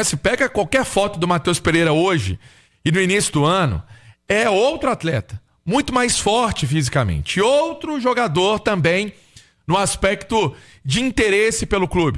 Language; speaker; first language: Portuguese; native; Portuguese